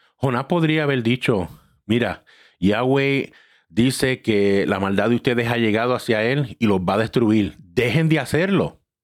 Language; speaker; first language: Spanish; early bilingual, heritage; Spanish